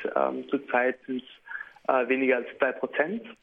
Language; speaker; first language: German; early bilingual, heritage; German